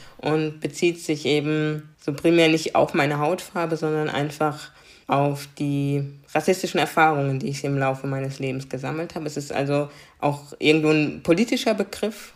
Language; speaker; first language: German; native; German